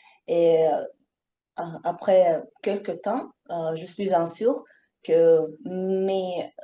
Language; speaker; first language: French; non-native, fluent; Russian